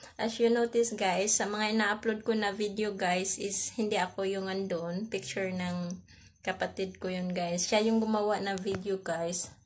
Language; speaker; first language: Filipino; non-native, local second language; Cebuano